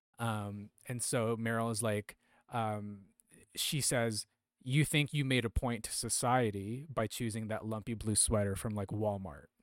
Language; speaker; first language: English; early bilingual, other home language; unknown